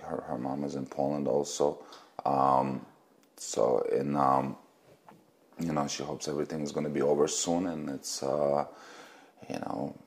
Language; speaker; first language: English; non-native, fluent; Russian